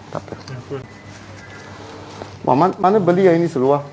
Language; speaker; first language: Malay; non-native, local second language; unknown